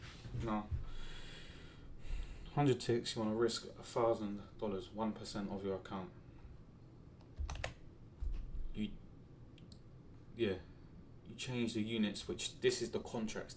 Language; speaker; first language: English; native; English